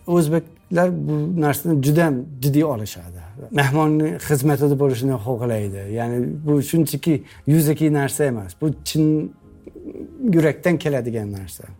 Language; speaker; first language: Uzbek; non-native, fluent; English